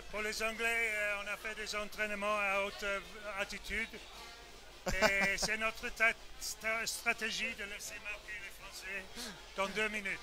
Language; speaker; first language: French; non-native, fluent; English